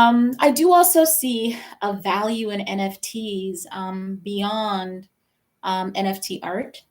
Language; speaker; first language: English; native; English